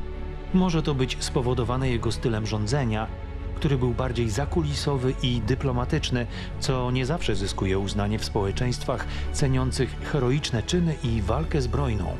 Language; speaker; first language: Polish; native; Polish